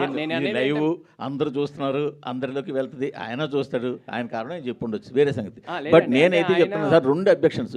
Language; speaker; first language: Telugu; native; Telugu